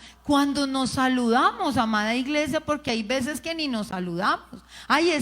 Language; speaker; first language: Spanish; native; Spanish